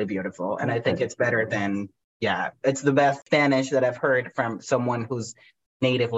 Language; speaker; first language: English; non-native, fluent; Spanish